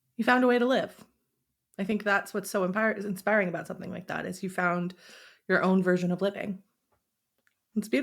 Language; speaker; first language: English; native; English